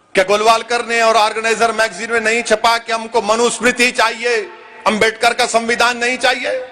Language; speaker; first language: Urdu; native; Urdu